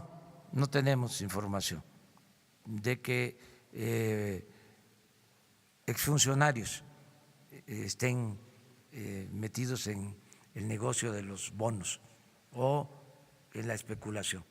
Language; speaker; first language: Spanish; native; Spanish